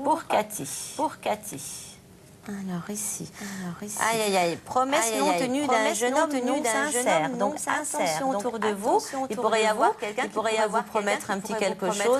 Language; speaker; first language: French; native; French